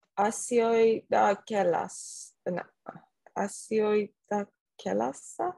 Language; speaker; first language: Finnish; non-native, learner; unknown